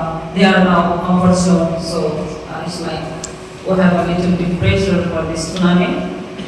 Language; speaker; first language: English; non-native, fluent; Nepali